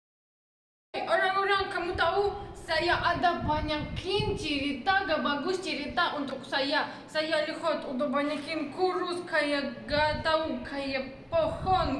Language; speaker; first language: Indonesian; non-native, learner; Russian